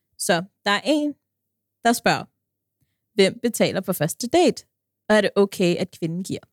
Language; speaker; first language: Danish; early bilingual, other home language; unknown